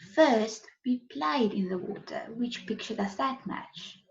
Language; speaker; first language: English; non-native, local second language; Afrikaans